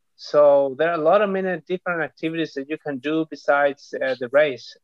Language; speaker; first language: English; non-native, fluent; Spanish